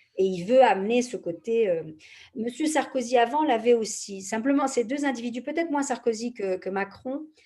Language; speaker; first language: French; native; French